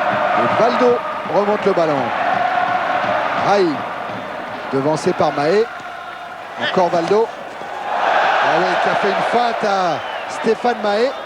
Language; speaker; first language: French; native; French